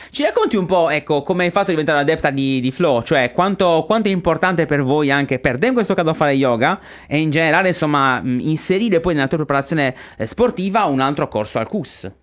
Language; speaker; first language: Italian; native; Italian